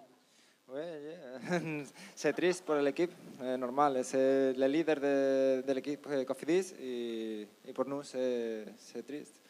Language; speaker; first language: French; non-native, learner; Spanish